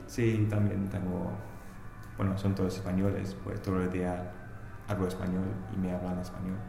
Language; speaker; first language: Spanish; non-native, learner; English